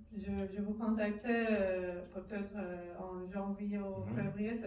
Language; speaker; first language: French; non-native, learner; Persian